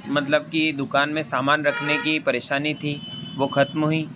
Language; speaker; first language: Hindi; native; Hindi